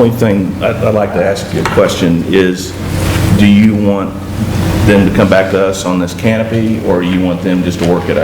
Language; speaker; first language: English; native; English